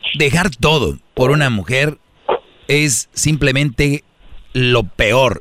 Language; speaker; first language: Spanish; native; Spanish